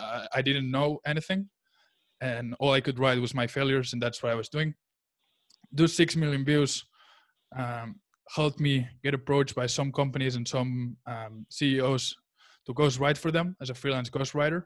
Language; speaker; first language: English; non-native, fluent; Spanish